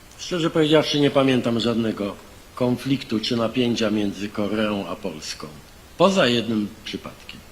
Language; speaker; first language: Polish; native; Polish